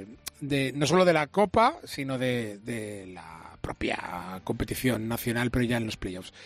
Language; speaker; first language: Spanish; native; Spanish